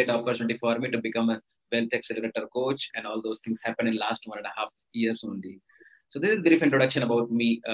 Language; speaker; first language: English; non-native, local second language; Hindi